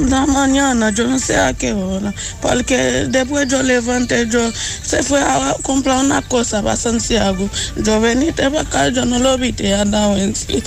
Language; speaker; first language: Spanish; non-native, learner; Haitian Creole